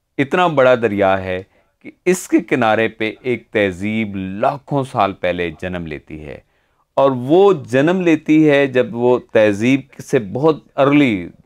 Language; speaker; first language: Urdu; native; Urdu